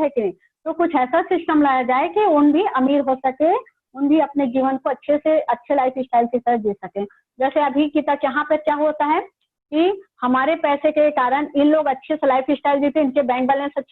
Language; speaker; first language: Hindi; native; Hindi